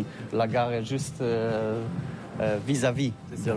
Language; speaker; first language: French; non-native, learner; Polish